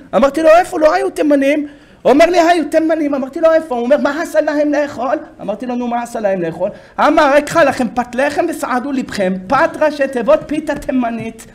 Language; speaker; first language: Hebrew; native; Hebrew